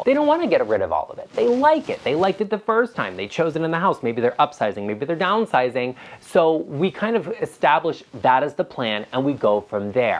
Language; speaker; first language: English; native; English